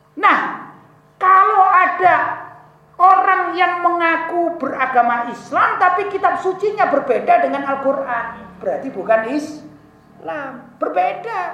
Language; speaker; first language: Indonesian; non-native, local second language; Javanese